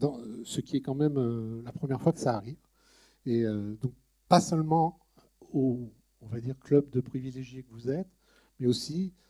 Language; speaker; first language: French; native; French